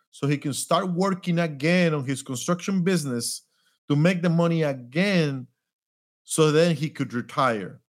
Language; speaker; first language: English; non-native, fluent; Spanish